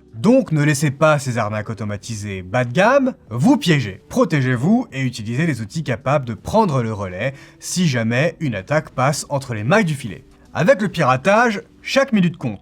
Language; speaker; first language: French; native; French